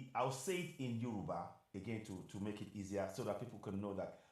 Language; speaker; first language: English; non-native, local second language; Yoruba